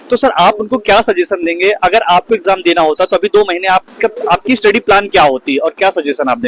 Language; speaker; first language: Hindi; native; Hindi